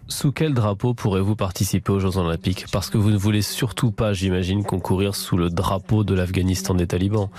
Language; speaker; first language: French; native; French